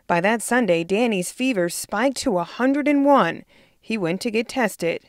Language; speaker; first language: English; native; English